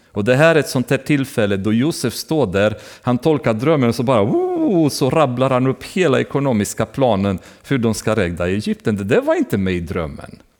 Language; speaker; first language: Swedish; non-native, fluent; Romanian